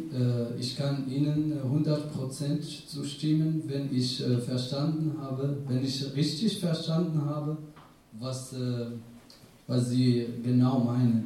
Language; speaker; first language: German; non-native, fluent; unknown